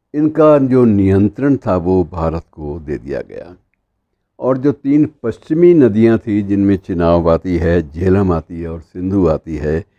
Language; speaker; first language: Hindi; native; Hindi